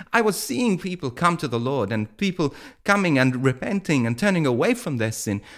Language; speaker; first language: English; non-native, fluent; Maltese